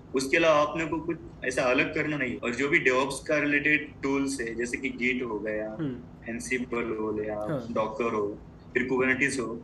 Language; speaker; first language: Hindi; non-native, local second language; Marathi